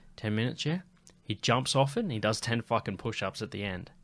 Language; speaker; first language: English; native; English